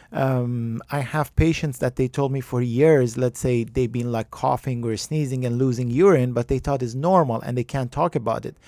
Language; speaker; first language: English; non-native, fluent; Persian